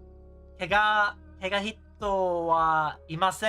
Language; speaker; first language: Japanese; non-native, learner; English